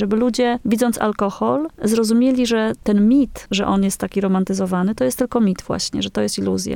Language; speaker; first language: Polish; native; Polish